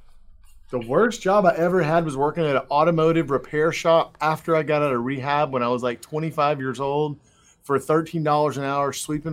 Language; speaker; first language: English; native; English